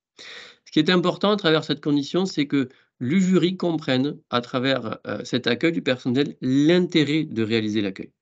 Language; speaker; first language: French; native; French